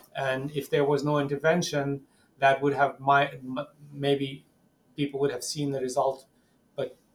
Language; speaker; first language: English; non-native, fluent; Arabic